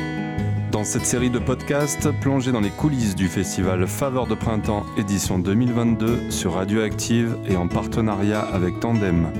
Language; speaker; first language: French; native; French